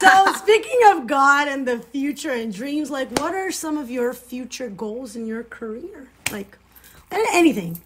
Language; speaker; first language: English; non-native, fluent; Portuguese